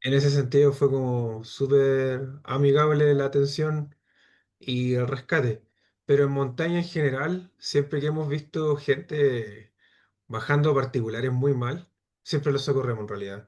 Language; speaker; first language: Spanish; native; Spanish